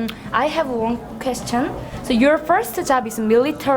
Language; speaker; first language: English; non-native, learner; Korean